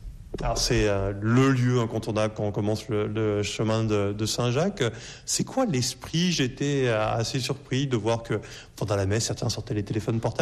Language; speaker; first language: French; native; French